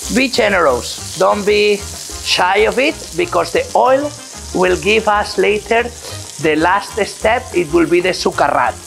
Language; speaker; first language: English; non-native, fluent; Catalan